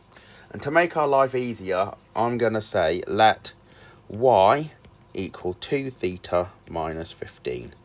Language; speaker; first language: English; native; English